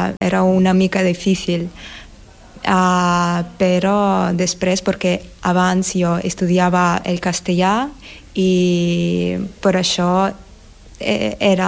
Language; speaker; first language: Catalan; non-native, learner; Spanish